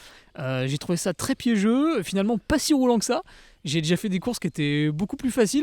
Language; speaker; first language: French; native; French